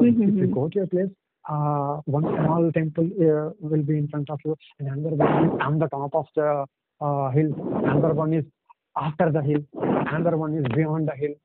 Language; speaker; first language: English; non-native, local second language; Telugu